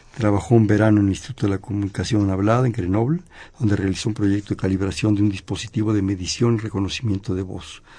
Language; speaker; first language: Spanish; native; Spanish